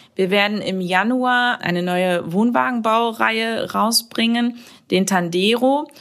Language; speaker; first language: German; native; German